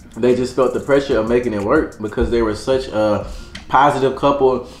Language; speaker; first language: English; native; English